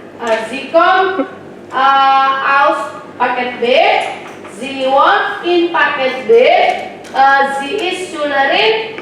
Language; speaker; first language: German; non-native, learner; Indonesian